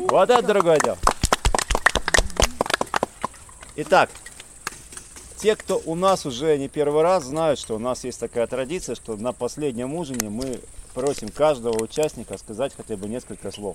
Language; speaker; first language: Russian; native; Russian